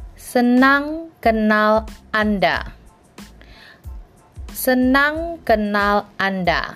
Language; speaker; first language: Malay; non-native, fluent; Chinese